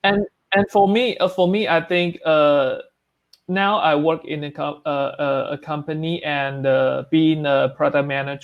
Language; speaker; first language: English; non-native, learner; Chinese